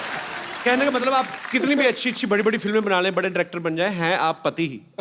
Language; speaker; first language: Hindi; native; Hindi